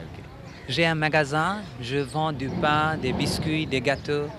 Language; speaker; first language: French; non-native, fluent; Bangla